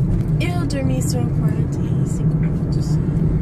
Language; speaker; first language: Portuguese; non-native, fluent; English